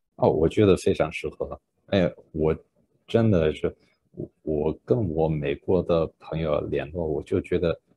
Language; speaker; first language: Chinese; non-native, fluent; English